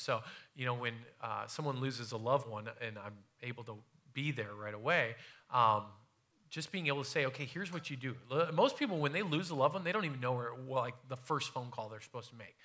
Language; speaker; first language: English; native; English